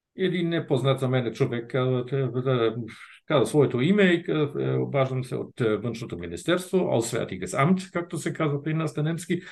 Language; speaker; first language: Bulgarian; non-native, fluent; German